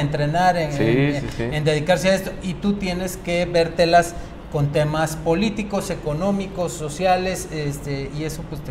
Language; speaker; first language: Spanish; native; Spanish